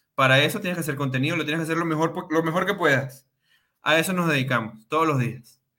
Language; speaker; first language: Spanish; native; Spanish